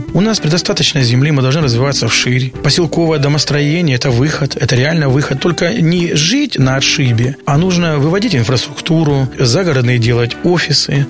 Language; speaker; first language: Russian; native; Russian